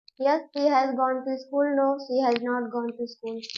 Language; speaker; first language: English; non-native, learner; Hindi